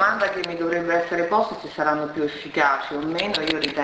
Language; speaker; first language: Italian; native; Italian